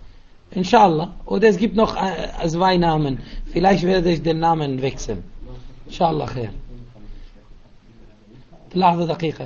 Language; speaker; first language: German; non-native, fluent; Arabic